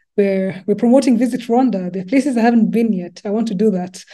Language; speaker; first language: English; non-native, local second language; Luba-Lulua